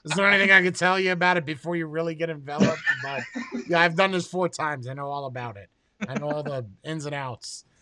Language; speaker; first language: English; native; English